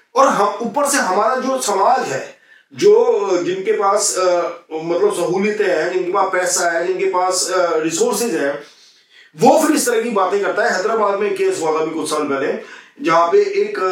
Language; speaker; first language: Hindi; native; Hindi